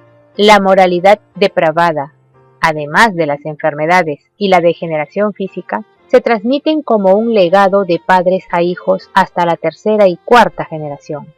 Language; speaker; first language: Spanish; native; Spanish